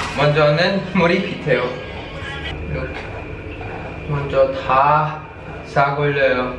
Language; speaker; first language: Korean; non-native, fluent; Thai